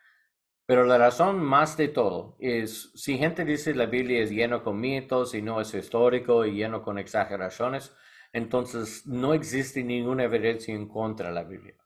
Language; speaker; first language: Spanish; non-native, learner; English